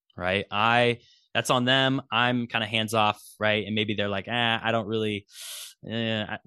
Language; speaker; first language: English; native; English